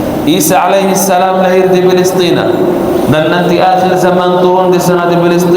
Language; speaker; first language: Indonesian; non-native, fluent; Arabic